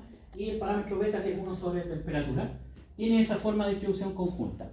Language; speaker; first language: Spanish; native; Spanish